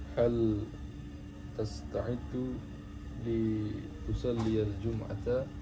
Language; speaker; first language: Arabic; non-native, learner; Indonesian